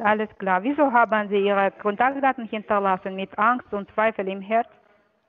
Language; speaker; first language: German; non-native, fluent; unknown